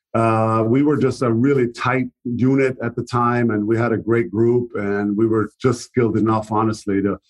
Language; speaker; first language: English; non-native, fluent; German